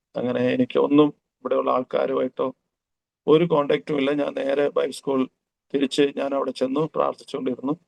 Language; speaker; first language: Malayalam; early bilingual, heritage; Malayalam